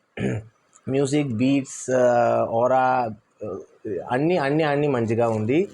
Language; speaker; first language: Telugu; non-native, learner; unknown